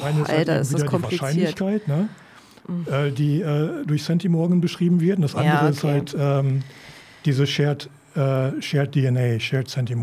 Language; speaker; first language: German; native; German